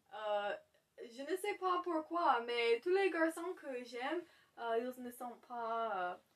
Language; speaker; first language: French; non-native, learner; English